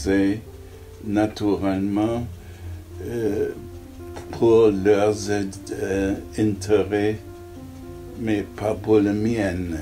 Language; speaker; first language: French; non-native, learner; German